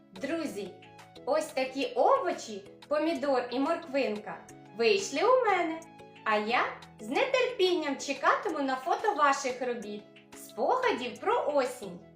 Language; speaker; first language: Ukrainian; native; Ukrainian